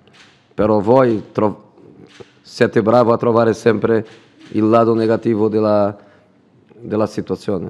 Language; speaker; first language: Italian; non-native, fluent; Portuguese